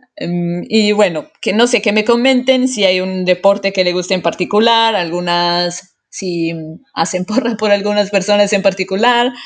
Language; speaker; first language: Spanish; non-native, fluent; Italian